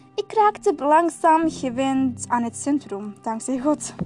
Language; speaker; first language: Dutch; non-native, learner; Turkish